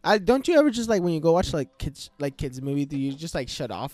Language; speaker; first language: English; early bilingual, other home language; Spanish